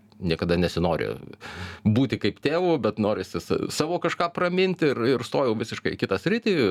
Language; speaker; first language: Lithuanian; native; Lithuanian